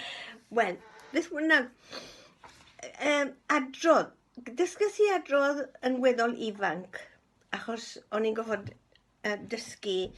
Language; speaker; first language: Welsh; early bilingual, heritage; Welsh